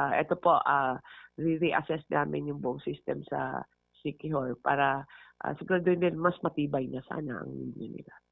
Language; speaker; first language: Filipino; non-native, local second language; Hiligaynon